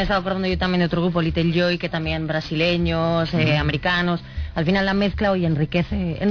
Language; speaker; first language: Spanish; native; Spanish